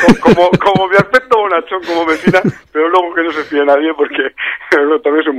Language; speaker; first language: Spanish; native; Spanish